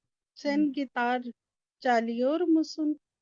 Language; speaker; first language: Turkish; non-native, learner; Urdu